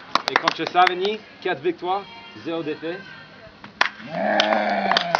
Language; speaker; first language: French; non-native, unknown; English